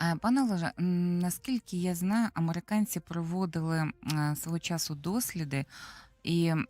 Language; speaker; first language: Ukrainian; native; Ukrainian